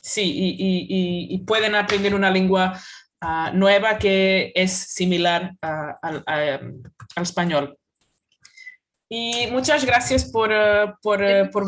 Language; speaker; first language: Spanish; non-native, fluent; Portuguese